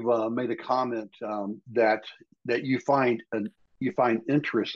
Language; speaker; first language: English; native; English